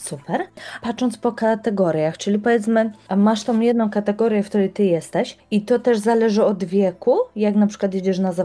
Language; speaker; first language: Polish; native; Polish